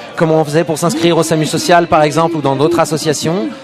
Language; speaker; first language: French; native; French